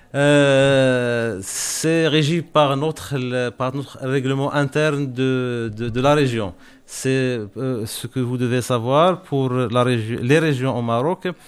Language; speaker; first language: French; non-native, local second language; Arabic